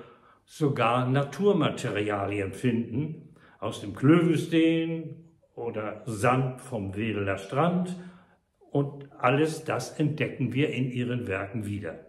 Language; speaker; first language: German; native; German